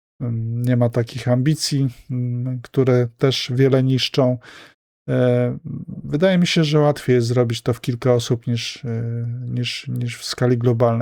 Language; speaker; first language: Polish; native; Polish